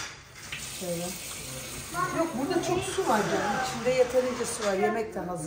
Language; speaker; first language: Turkish; early bilingual, heritage; Turkish